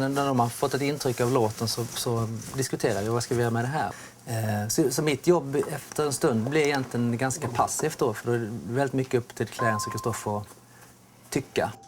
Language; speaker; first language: Swedish; native; Swedish